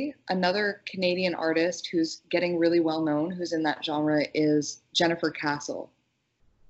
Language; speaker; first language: English; native; English